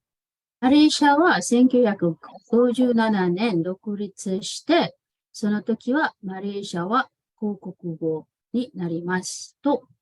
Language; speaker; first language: Japanese; non-native, fluent; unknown